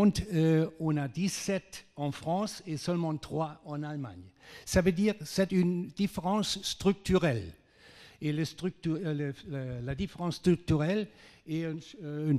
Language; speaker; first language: French; non-native, fluent; German